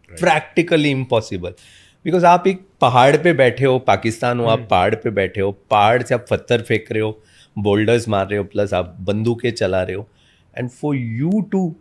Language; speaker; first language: Hindi; non-native, local second language; Malayalam